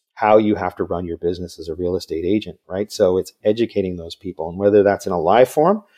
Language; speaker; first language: English; native; English